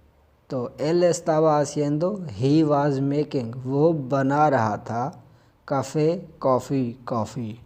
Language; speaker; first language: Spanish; non-native, fluent; Urdu